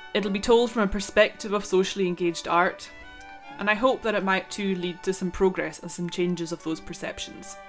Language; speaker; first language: English; non-native, local second language; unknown